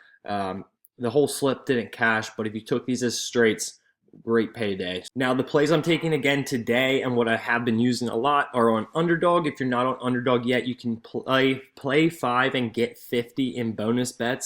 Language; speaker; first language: English; native; English